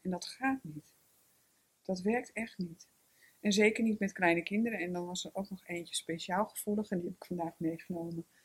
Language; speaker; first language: Dutch; native; Dutch